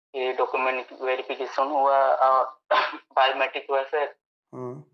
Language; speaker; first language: Hindi; native; Hindi